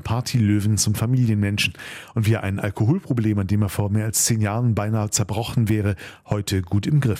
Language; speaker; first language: German; native; German